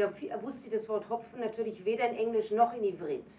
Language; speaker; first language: German; native; German